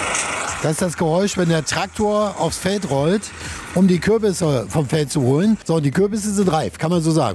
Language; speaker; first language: German; native; German